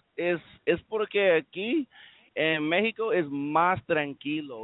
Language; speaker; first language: Spanish; non-native, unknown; English